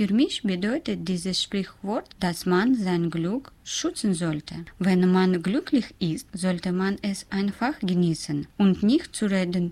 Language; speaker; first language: German; non-native, learner; Russian